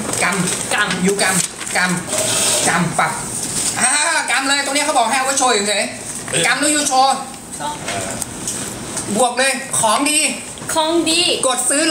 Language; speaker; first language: Thai; native; Thai